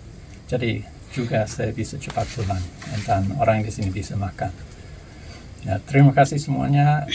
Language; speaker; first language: Indonesian; non-native, learner; English